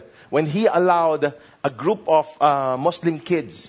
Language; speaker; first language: English; non-native, local second language; Filipino